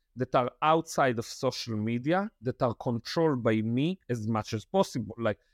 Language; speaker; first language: English; non-native, fluent; Italian